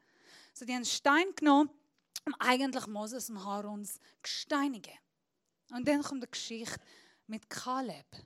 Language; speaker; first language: German; non-native, fluent; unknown